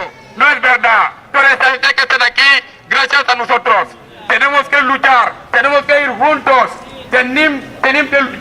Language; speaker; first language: Spanish; non-native, fluent; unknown